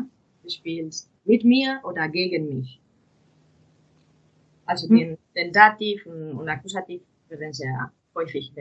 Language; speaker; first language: German; non-native, fluent; Spanish